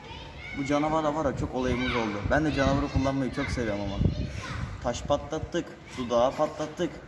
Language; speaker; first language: Turkish; native; Turkish